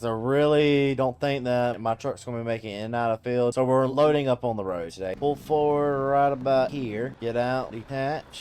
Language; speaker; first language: English; native; English